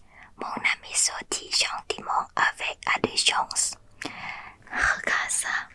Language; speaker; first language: French; non-native, learner; Thai